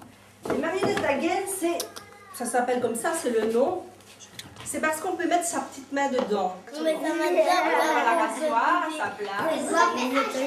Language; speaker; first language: French; native; French